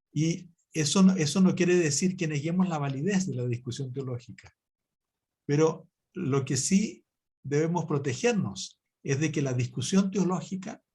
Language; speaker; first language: Spanish; native; Spanish